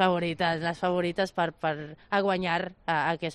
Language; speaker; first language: Catalan; non-native, fluent; Spanish